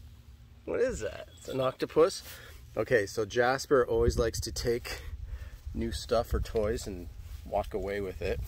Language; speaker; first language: English; native; English